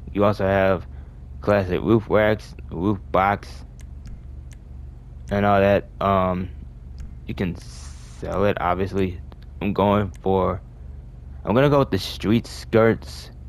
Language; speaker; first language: English; native; English